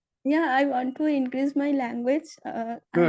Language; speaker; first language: English; non-native, learner; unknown